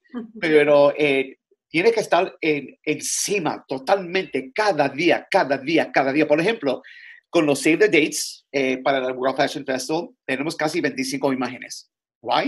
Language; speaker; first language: Spanish; early bilingual, other home language; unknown